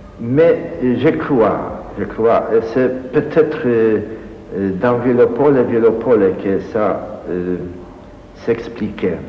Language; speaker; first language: French; non-native, fluent; Polish